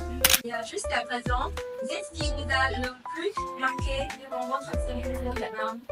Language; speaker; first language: French; non-native, fluent; Vietnamese